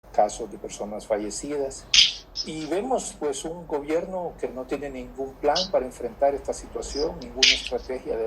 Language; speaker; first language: Spanish; native; Spanish